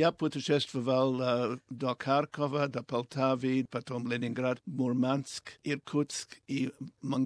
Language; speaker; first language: Russian; non-native, learner; English